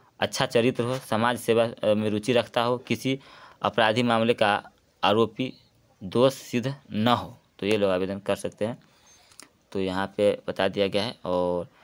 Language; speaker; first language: Hindi; native; Hindi